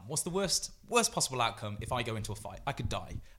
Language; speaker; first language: English; native; English